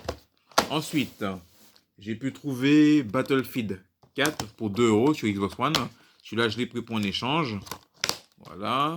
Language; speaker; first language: French; native; French